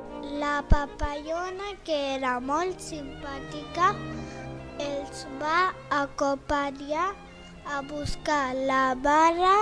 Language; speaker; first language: Catalan; non-native, learner; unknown